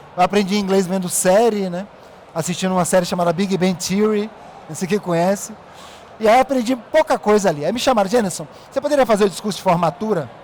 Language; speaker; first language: Portuguese; native; Portuguese